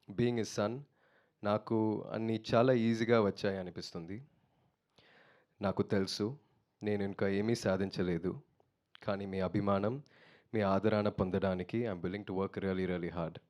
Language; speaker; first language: Telugu; non-native, learner; Tamil